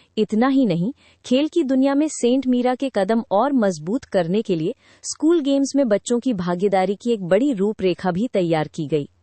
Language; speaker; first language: Hindi; native; Hindi